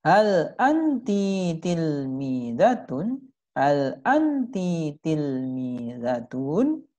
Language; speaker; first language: Arabic; non-native, fluent; Indonesian